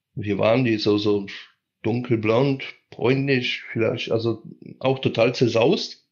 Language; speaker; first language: German; early bilingual, heritage; Polish